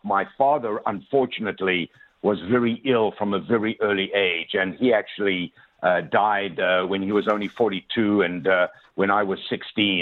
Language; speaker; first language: English; native; English